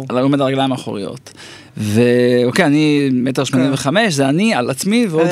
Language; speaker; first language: Hebrew; native; Hebrew